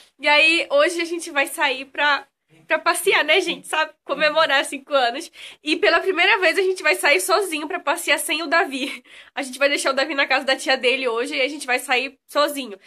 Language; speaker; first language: Portuguese; native; Portuguese